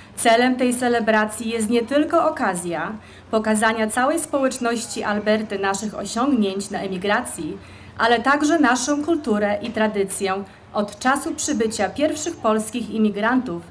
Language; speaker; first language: Polish; early bilingual, heritage; Polish